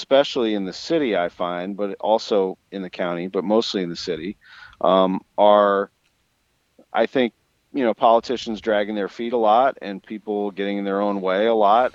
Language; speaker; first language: English; native; English